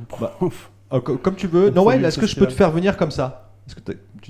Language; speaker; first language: French; native; French